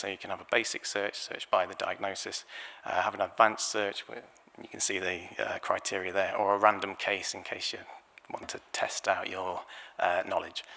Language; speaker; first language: English; native; English